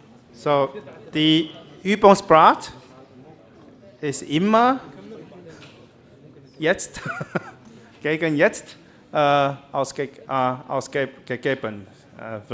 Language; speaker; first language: German; non-native, learner; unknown